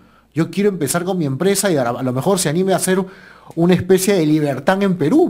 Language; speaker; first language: Spanish; native; Spanish